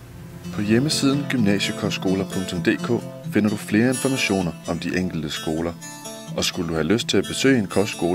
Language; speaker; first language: Danish; native; Danish